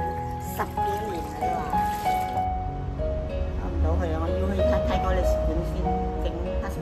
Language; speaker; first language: Cantonese; non-native, learner; Thai